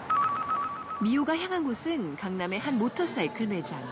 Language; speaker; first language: Korean; native; Korean